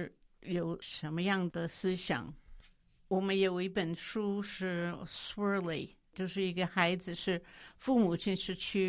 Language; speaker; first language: Chinese; non-native, fluent; English